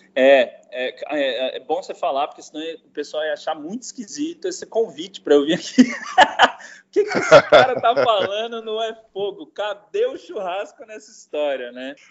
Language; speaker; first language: Portuguese; native; Portuguese